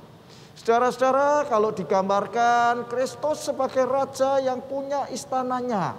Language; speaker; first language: Indonesian; native; Indonesian